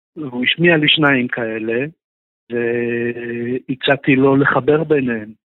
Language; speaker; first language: Hebrew; non-native, fluent; Russian